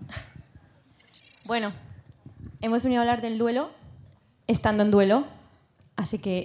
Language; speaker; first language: Spanish; native; Spanish